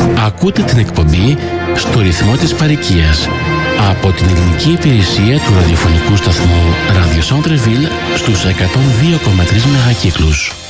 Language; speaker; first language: Greek; early bilingual, heritage; Greek